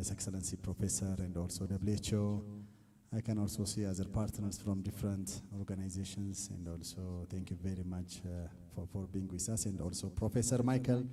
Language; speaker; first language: English; non-native, local second language; Amharic